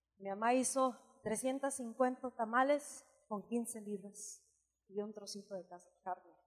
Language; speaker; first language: Spanish; early bilingual, heritage; Spanish